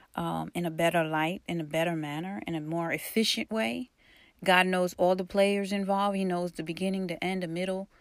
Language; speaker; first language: English; early bilingual, other home language; Haitian Creole